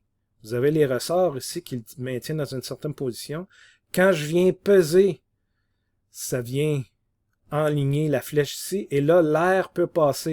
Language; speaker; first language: French; native; French